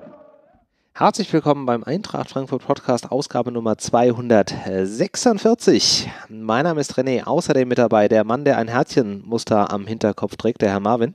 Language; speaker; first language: German; native; German